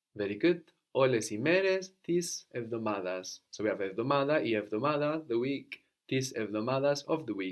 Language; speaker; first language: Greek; non-native, fluent; English